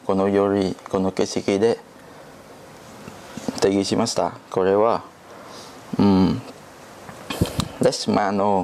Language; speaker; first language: Japanese; non-native, learner; Vietnamese